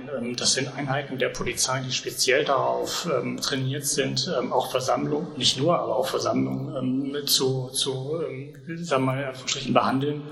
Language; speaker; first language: German; native; German